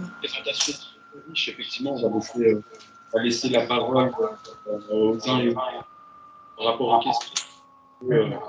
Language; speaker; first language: French; native; French